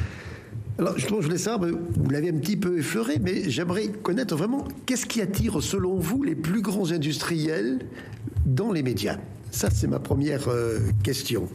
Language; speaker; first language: French; native; French